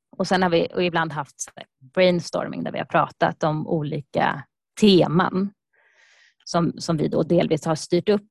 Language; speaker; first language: Swedish; native; Swedish